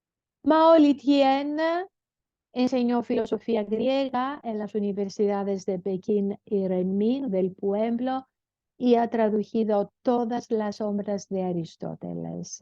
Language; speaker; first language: Spanish; non-native, fluent; Greek